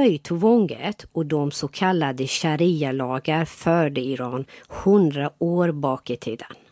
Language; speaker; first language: Swedish; non-native, fluent; Persian